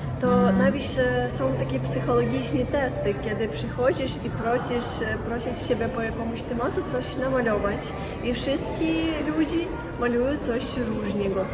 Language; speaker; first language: Polish; non-native, learner; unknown